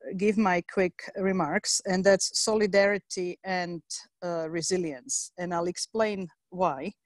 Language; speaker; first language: English; non-native, fluent; Slovak